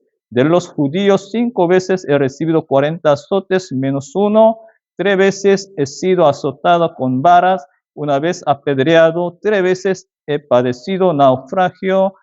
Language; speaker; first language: Spanish; non-native, fluent; Korean